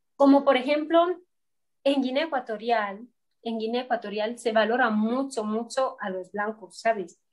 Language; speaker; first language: Spanish; non-native, local second language; Fang